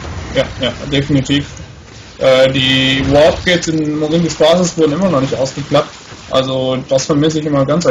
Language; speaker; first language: German; native; German